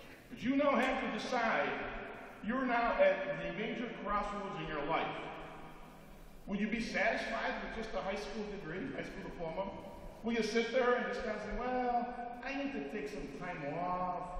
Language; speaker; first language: English; early bilingual, other home language; Spanish